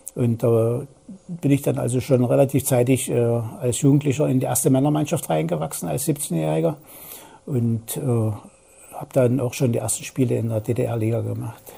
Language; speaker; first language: German; native; German